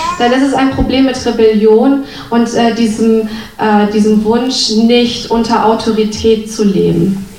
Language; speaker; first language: German; native; German